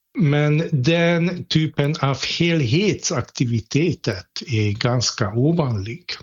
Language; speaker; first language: Swedish; non-native, fluent; Hungarian